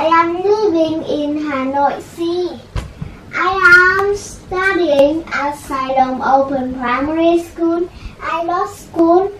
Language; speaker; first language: English; non-native, learner; Vietnamese